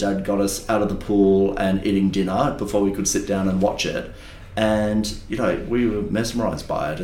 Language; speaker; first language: English; native; English